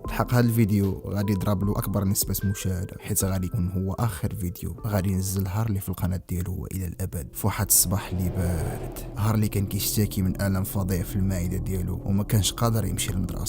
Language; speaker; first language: Arabic; native; Arabic